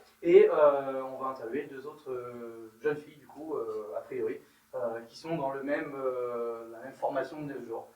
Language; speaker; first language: French; native; French